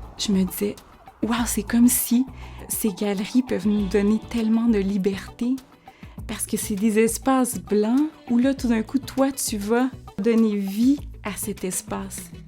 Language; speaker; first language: French; early bilingual, other home language; Spanish